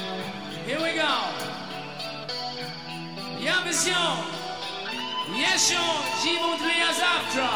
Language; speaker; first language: Russian; non-native, learner; German